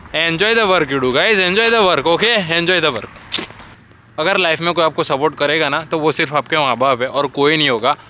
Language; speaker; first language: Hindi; non-native, local second language; Gujarati